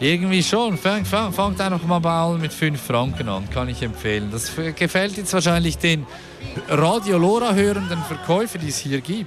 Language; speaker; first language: German; native; German